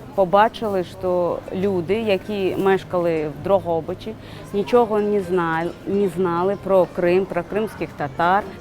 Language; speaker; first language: Ukrainian; non-native, fluent; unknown